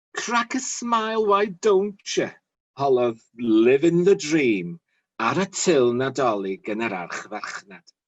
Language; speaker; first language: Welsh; native; Welsh